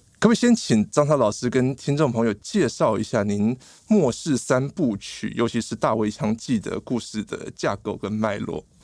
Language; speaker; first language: Chinese; native; Chinese